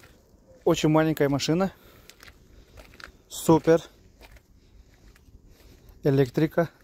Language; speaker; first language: Russian; non-native, learner; Uzbek